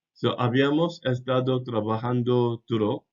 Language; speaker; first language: Spanish; non-native, fluent; English